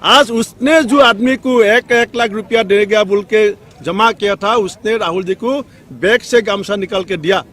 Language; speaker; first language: Hindi; non-native, local second language; Assamese